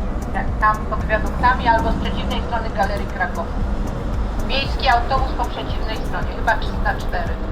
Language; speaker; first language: Polish; native; Polish